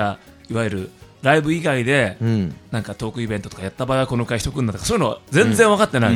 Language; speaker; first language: Japanese; native; Japanese